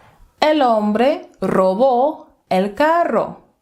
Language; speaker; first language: Spanish; non-native, fluent; English